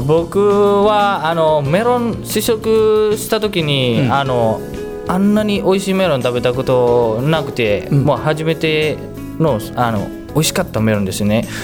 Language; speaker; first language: Japanese; non-native, fluent; Indonesian